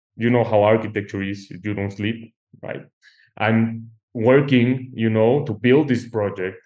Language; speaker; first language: English; non-native, fluent; Spanish